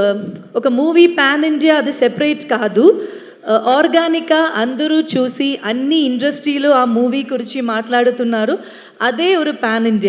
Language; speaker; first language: Telugu; non-native, learner; Malayalam